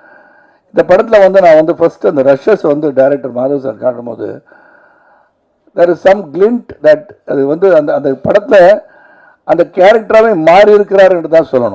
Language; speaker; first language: Tamil; native; Tamil